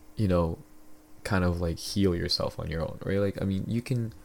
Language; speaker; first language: English; non-native, local second language; Filipino